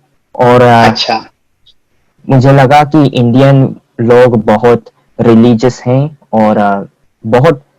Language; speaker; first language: Hindi; non-native, fluent; Korean